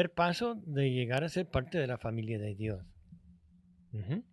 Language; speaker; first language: Spanish; non-native, fluent; English